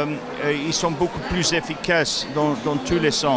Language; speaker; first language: French; non-native, fluent; English